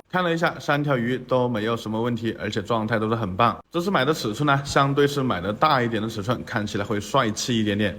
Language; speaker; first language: Chinese; native; Chinese